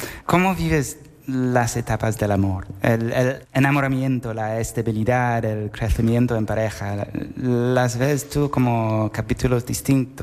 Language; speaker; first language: Spanish; non-native, fluent; Italian